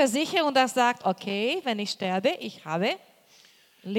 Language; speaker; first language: German; non-native, fluent; Portuguese